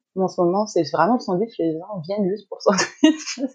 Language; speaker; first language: French; native; French